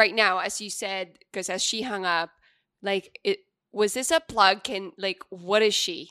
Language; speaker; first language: English; non-native, local second language; Pampanga